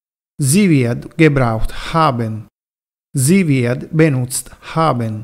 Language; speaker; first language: German; non-native, fluent; Italian